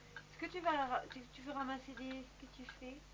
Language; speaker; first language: French; native; French